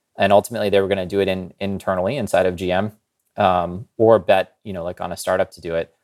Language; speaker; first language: English; native; English